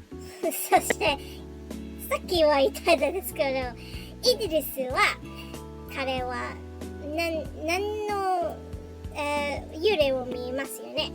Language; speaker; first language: Japanese; non-native, learner; English